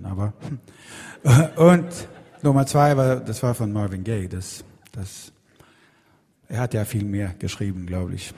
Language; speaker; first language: German; non-native, learner; Swedish